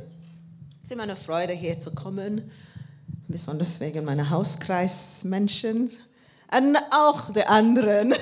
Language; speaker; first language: German; non-native, learner; English